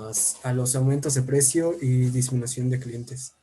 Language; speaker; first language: Spanish; native; Spanish